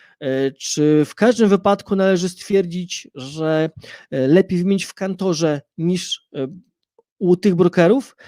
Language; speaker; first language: Polish; native; Polish